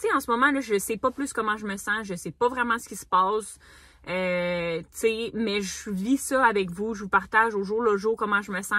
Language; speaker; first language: French; native; French